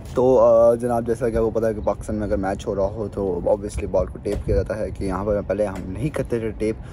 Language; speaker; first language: Urdu; native; Urdu